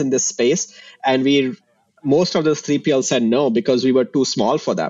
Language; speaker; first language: English; non-native, local second language; Hindi